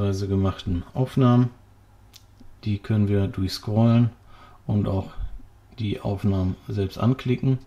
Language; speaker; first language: German; native; German